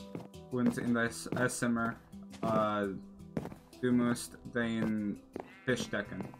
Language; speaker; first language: German; non-native, learner; English